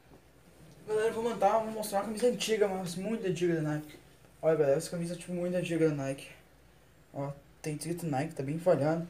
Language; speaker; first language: Portuguese; native; Portuguese